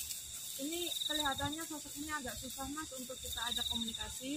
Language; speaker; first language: Indonesian; native; Indonesian